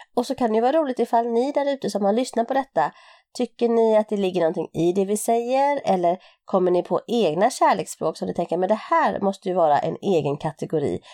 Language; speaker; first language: Swedish; native; Swedish